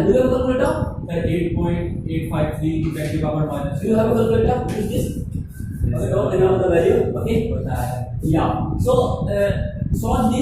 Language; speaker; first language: English; non-native, local second language; Hindi